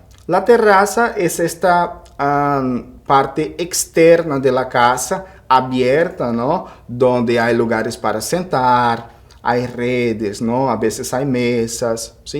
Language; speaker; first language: Spanish; non-native, fluent; Portuguese